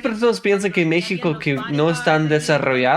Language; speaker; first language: Spanish; non-native, fluent; English